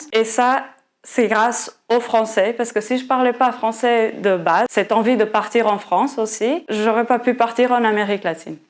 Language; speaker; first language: French; non-native, fluent; Portuguese